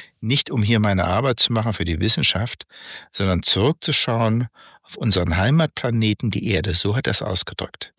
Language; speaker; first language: German; native; German